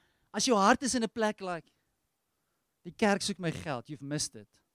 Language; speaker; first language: English; non-native, local second language; Afrikaans